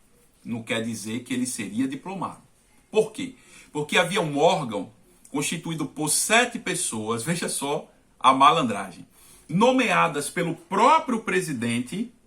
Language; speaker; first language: Portuguese; native; Portuguese